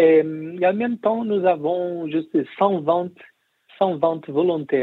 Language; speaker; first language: French; non-native, learner; Portuguese